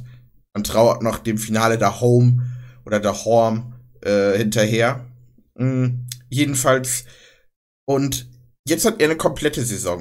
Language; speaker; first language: German; native; German